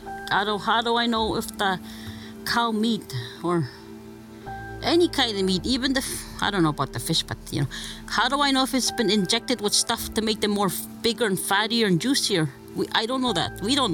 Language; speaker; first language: English; non-native, fluent; Cree